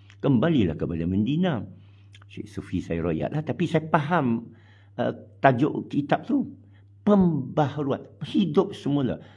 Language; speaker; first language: Malay; non-native, local second language; Chinese